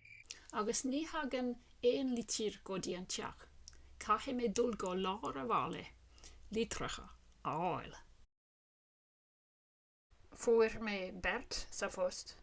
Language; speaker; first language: Irish; non-native, learner; English